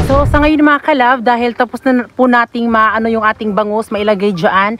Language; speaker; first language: Filipino; non-native, local second language; Cebuano